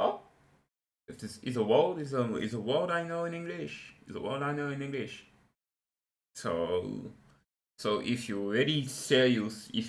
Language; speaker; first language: English; non-native, fluent; French